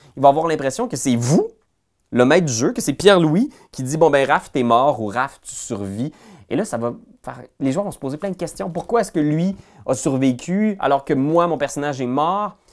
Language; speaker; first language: French; native; French